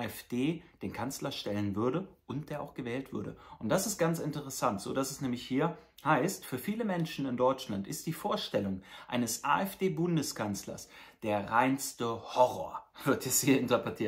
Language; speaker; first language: German; native; German